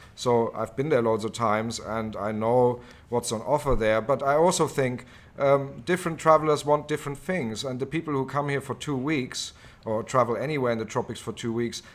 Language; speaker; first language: English; non-native, fluent; German